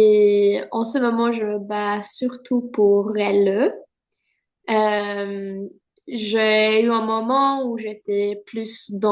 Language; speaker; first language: French; non-native, fluent; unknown